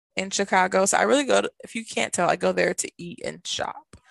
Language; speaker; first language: English; native; English